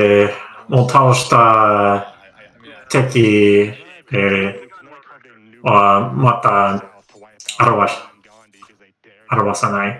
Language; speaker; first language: Japanese; non-native, learner; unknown